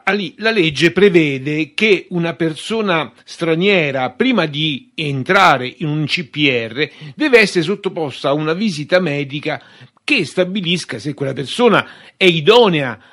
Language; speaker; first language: Italian; native; Italian